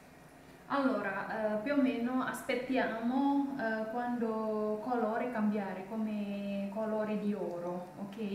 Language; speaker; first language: Italian; non-native, learner; Indonesian